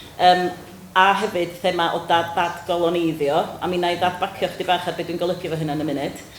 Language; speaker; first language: Welsh; native; Welsh